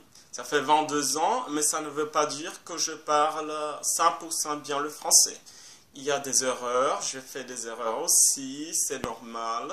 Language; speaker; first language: French; non-native, fluent; Portuguese